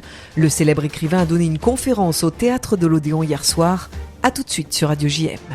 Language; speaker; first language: French; native; French